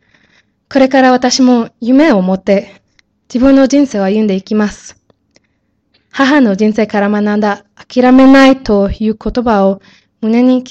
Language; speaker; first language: Japanese; non-native, learner; English